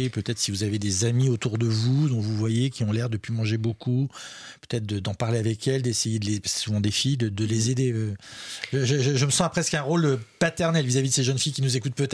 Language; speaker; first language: French; native; French